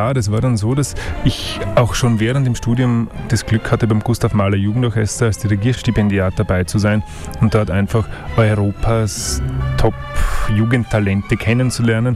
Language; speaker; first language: German; native; German